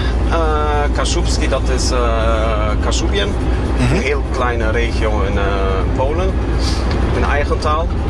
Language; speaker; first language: Dutch; non-native, fluent; Kashubian